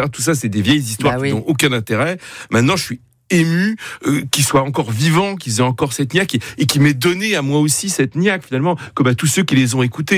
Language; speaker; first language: French; native; French